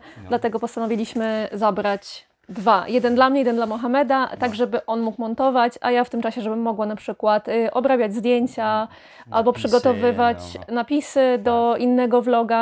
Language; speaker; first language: Polish; native; Polish